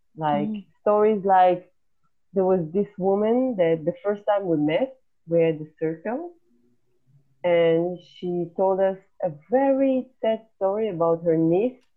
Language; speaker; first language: English; non-native, fluent; Hebrew